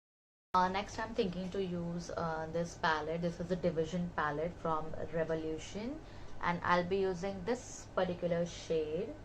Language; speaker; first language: English; non-native, local second language; Hindi